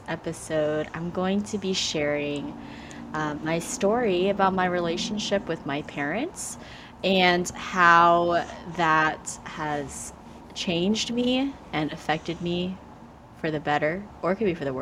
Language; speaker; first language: English; early bilingual, other home language; Vietnamese